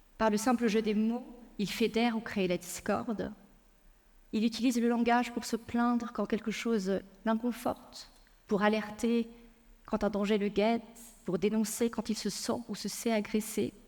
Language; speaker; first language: French; early bilingual, other home language; Persian